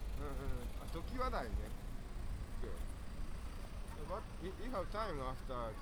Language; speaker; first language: English; non-native, learner; Japanese